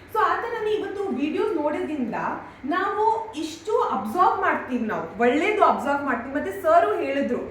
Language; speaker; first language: Kannada; non-native, learner; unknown